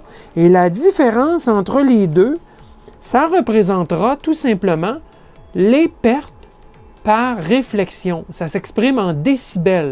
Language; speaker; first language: French; native; French